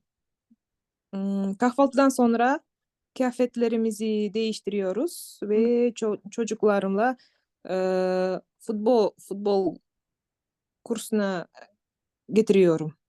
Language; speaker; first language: Turkish; non-native, learner; Kyrgyz